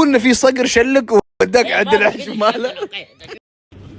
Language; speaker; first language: Arabic; native; Arabic